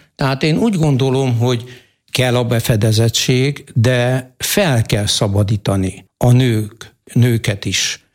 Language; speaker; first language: Hungarian; native; Hungarian